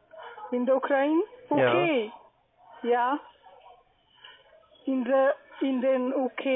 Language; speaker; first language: German; non-native, fluent; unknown